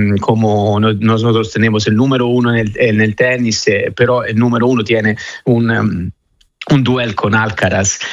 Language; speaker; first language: Spanish; non-native, fluent; Italian